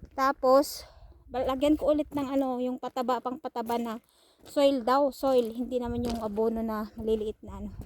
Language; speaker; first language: Filipino; non-native, local second language; Iloko